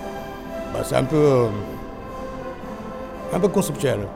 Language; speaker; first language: French; non-native, learner; Chinese